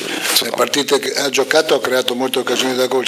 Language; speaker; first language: Italian; native; Italian